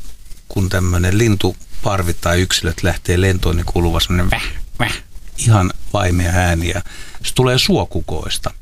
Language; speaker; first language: Finnish; native; Finnish